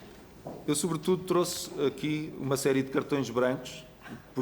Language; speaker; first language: Portuguese; native; Portuguese